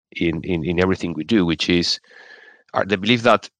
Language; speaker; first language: English; non-native, fluent; Spanish